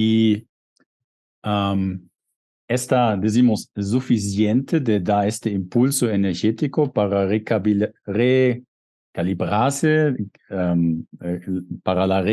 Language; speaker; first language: Spanish; non-native, fluent; German